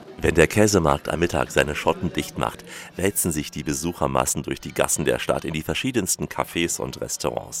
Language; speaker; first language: German; native; German